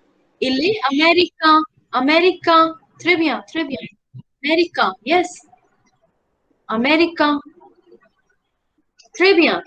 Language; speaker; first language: French; non-native, fluent; Hindi